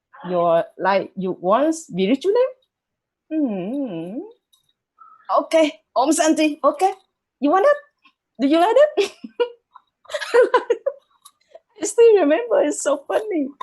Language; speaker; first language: English; non-native, learner; Vietnamese